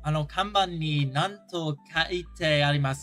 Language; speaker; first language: Japanese; non-native, learner; English